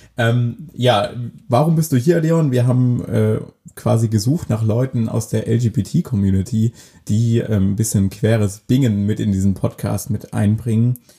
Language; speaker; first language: German; native; German